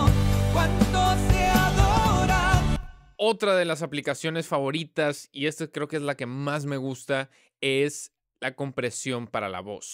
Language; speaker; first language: Spanish; native; Spanish